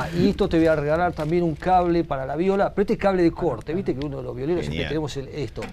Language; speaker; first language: Spanish; native; Spanish